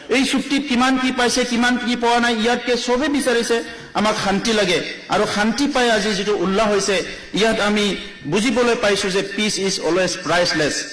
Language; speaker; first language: Assamese; non-native, local second language; Bodo